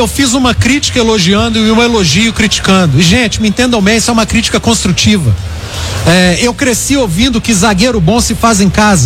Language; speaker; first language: Portuguese; native; Portuguese